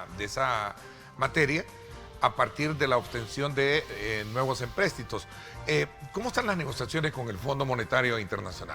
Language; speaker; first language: Spanish; native; Spanish